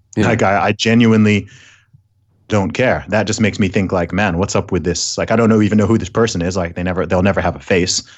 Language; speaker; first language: English; early bilingual, other home language; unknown